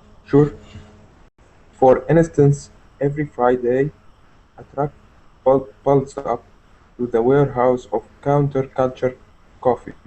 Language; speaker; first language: English; non-native, learner; Spanish